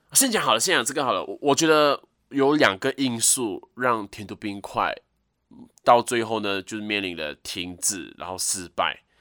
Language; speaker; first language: Chinese; native; Chinese